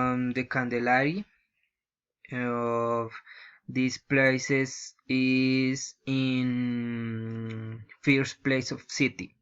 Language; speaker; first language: English; non-native, learner; Spanish